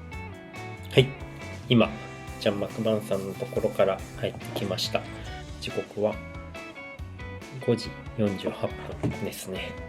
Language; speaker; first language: Japanese; native; Japanese